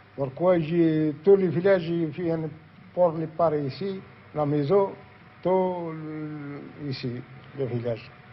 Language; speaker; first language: French; non-native, learner; Arabic